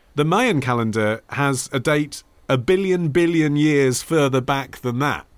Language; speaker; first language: English; native; English